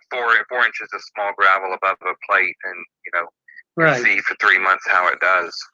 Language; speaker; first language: English; native; English